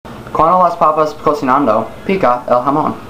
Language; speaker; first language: Spanish; non-native, learner; English